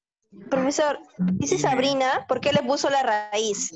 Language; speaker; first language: Spanish; native; Spanish